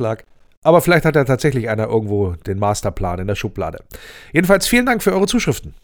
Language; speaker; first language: German; native; German